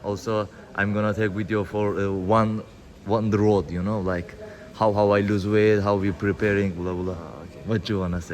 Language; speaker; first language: English; non-native, learner; Turkish